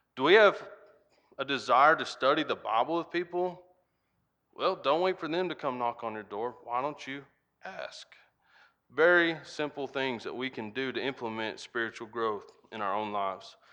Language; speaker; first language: English; native; English